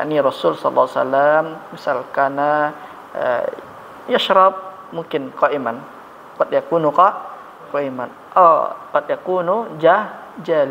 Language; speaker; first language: Arabic; non-native, fluent; Indonesian